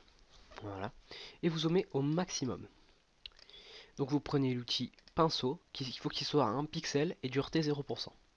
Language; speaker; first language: French; native; French